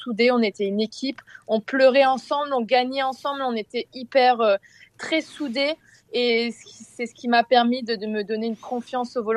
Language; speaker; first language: French; native; French